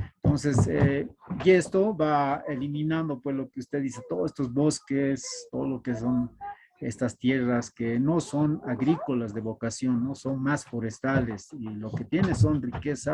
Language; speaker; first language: Spanish; native; Spanish